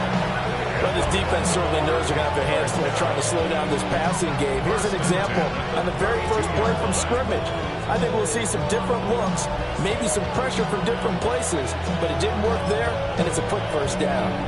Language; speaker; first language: English; native; English